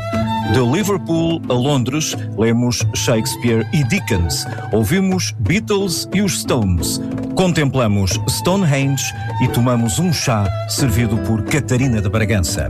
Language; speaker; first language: Portuguese; native; Portuguese